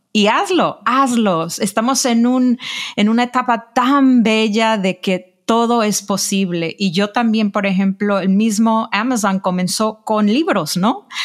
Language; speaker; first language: Spanish; early bilingual, heritage; Spanish